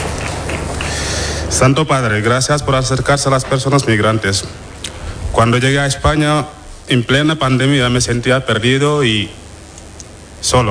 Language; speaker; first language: Spanish; non-native, fluent; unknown